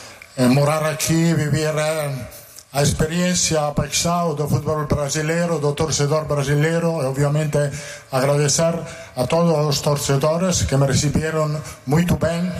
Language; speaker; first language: Portuguese; non-native, learner; Italian